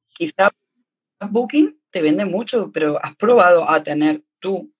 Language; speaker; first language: Spanish; native; Spanish